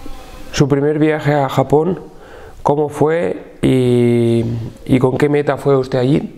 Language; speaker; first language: Spanish; non-native, fluent; Russian